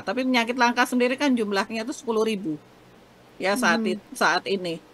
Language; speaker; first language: Indonesian; native; Indonesian